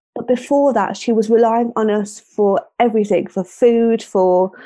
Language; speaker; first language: English; native; English